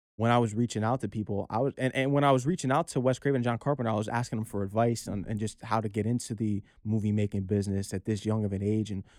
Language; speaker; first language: English; native; English